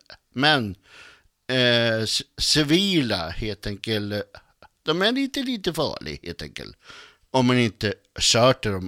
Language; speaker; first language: Swedish; native; Swedish